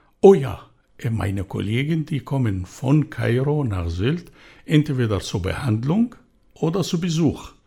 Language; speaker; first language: German; non-native, fluent; Arabic